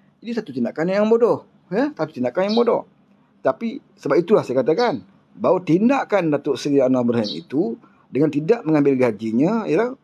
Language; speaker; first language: Malay; native; Malay